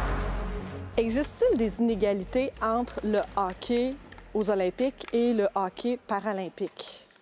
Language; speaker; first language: French; native; French